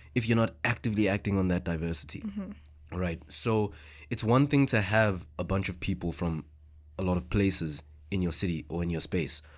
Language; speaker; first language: English; non-native, local second language; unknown